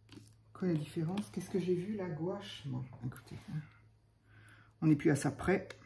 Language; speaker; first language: French; native; French